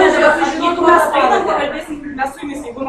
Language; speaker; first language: Lithuanian; native; Lithuanian